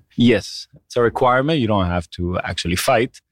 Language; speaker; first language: English; non-native, fluent; Hebrew